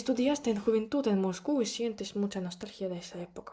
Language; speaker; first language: Spanish; non-native, fluent; Russian